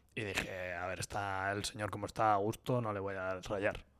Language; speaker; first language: Spanish; non-native, local second language; Basque